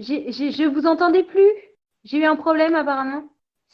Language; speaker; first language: French; native; French